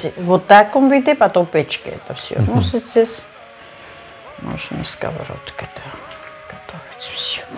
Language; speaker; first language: Russian; non-native, local second language; Georgian